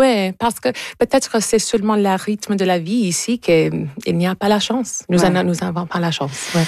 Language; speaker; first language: French; non-native, local second language; English